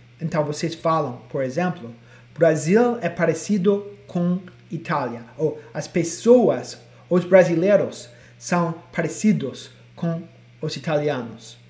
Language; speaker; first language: Portuguese; non-native, fluent; English